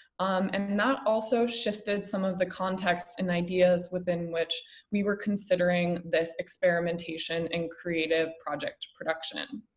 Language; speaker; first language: English; native; English